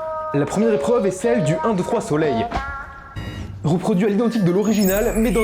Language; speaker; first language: French; native; French